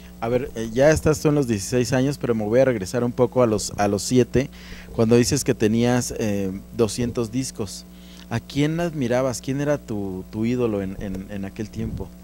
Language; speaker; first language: Spanish; native; Spanish